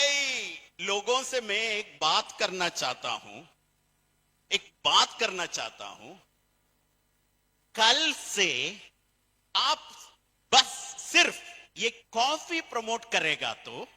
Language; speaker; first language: Hindi; non-native, fluent; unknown